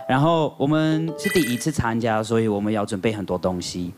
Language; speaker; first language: Chinese; non-native, learner; Portuguese